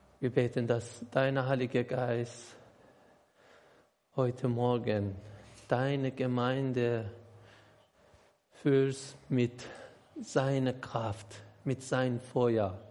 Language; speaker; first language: German; non-native, learner; Persian